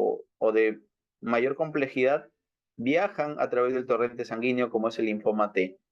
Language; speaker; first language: Spanish; native; Spanish